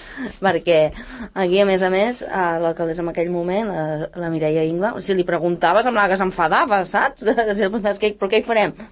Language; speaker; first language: Catalan; native; Catalan